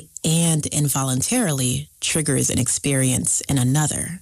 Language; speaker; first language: English; native; English